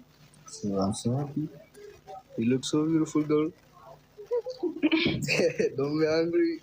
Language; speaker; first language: English; non-native, learner; Amharic